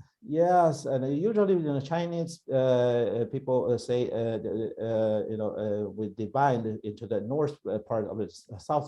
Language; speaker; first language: English; non-native, learner; Chinese